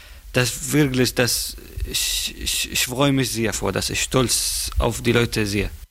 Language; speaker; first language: German; non-native, learner; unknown